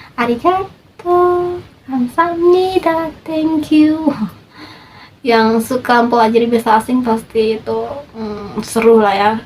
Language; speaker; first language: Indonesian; native; Indonesian